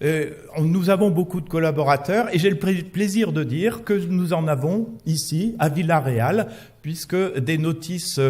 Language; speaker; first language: French; native; French